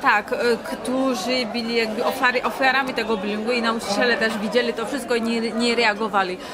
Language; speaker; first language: Polish; non-native, fluent; Georgian